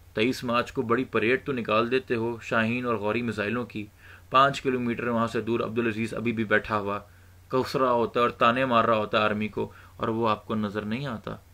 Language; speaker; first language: Urdu; native; Urdu